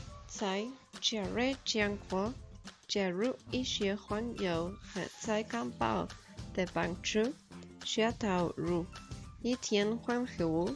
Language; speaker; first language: Chinese; non-native, learner; Spanish